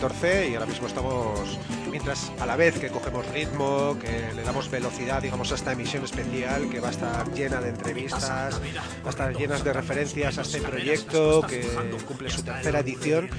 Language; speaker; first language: Spanish; native; Spanish